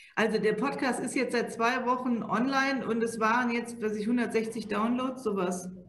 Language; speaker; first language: German; native; German